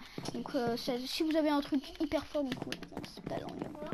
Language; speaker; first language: French; native; French